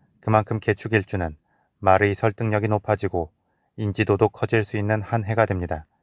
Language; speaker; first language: Korean; native; Korean